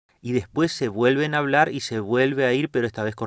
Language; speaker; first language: Spanish; native; Spanish